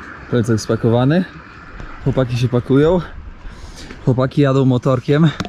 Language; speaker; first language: Polish; native; Polish